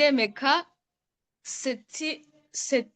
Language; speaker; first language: French; non-native, local second language; Rundi